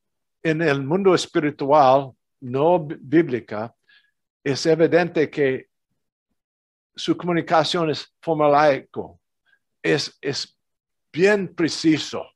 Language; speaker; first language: Spanish; non-native, fluent; English